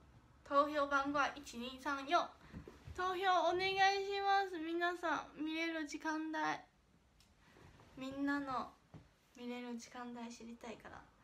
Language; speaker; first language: Japanese; non-native, fluent; Chinese